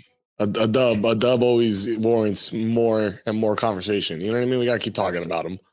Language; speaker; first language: English; native; English